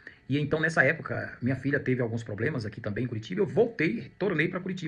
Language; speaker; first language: Portuguese; native; Portuguese